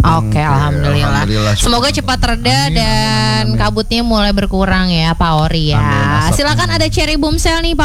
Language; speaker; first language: Indonesian; native; Indonesian